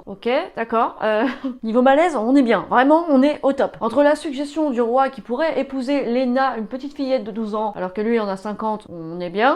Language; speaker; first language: French; native; French